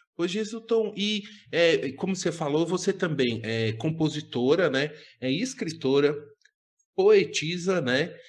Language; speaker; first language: Portuguese; native; Portuguese